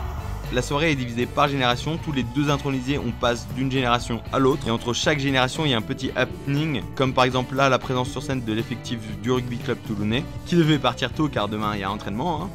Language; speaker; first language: French; native; French